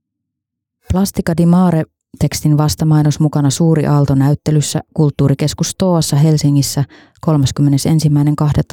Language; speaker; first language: Finnish; native; Finnish